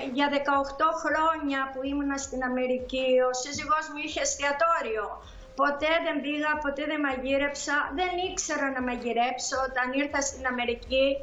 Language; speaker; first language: Greek; native; Greek